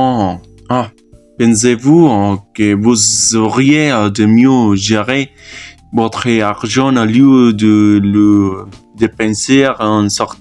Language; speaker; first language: French; non-native, learner; Spanish